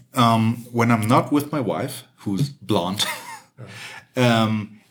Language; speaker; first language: English; non-native, fluent; German